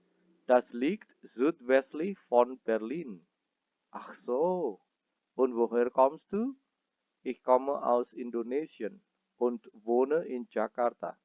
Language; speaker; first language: German; non-native, fluent; Indonesian